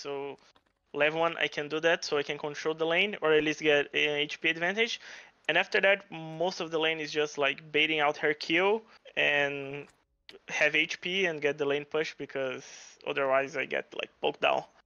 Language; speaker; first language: English; non-native, fluent; Portuguese